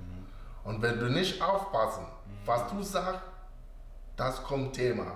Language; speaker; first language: German; non-native, learner; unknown